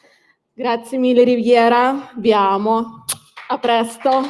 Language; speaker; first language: Italian; non-native, learner; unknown